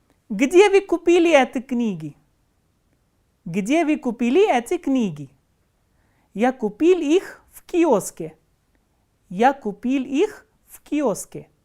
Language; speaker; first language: Russian; non-native, fluent; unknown